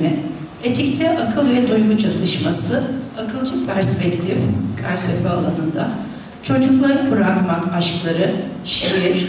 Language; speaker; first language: Turkish; native; Turkish